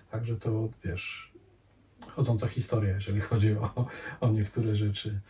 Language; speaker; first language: Polish; non-native, fluent; Croatian